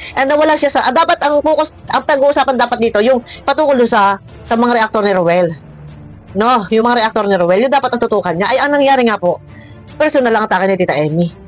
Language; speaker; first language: Filipino; native; Filipino